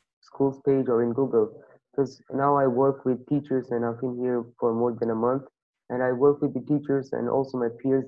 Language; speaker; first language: English; non-native, local second language; Bangla